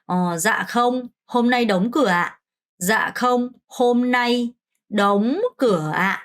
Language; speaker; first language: Vietnamese; non-native, fluent; Korean